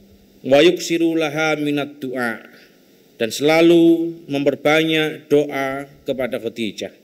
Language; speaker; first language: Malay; non-native, local second language; Javanese